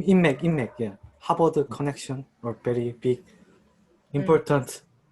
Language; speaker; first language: English; non-native, learner; Korean